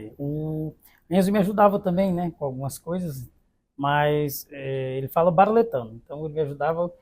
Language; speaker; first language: Portuguese; native; Portuguese